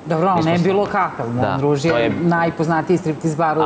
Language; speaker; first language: Serbian; native; Serbian